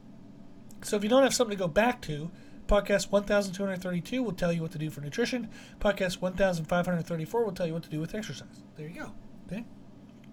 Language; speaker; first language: English; native; English